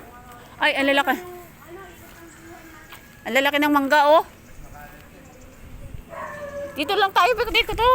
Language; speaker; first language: Filipino; native; Filipino